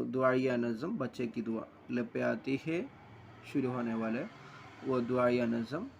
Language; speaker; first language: Urdu; non-native, local second language; Malayalam